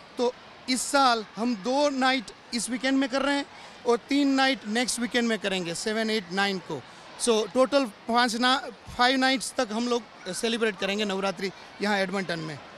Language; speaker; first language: Hindi; non-native, local second language; Gujarati